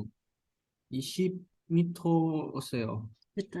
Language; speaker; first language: Korean; non-native, learner; Indonesian